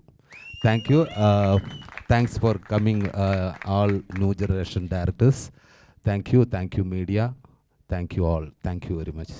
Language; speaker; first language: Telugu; non-native, learner; Malayalam